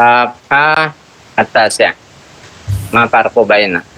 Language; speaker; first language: Arabic; non-native, learner; Indonesian